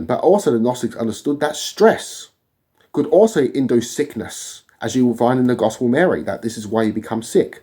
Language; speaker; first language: English; native; English